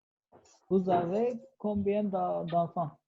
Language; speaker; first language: French; non-native, learner; Kurdish